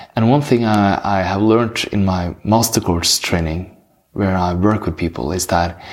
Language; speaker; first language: English; non-native, fluent; Norwegian